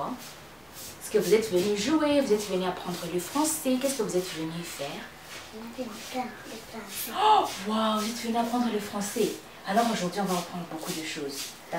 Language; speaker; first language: French; non-native, local second language; Kinyarwanda